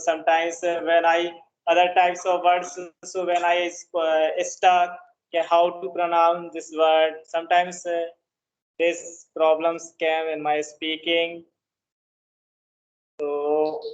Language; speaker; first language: English; non-native, learner; Hindi